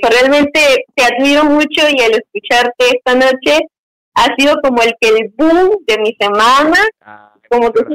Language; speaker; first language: Spanish; native; Spanish